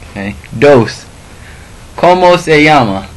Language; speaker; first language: Spanish; non-native, learner; English